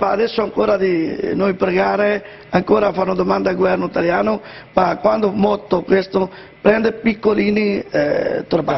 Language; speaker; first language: Italian; non-native, learner; Punjabi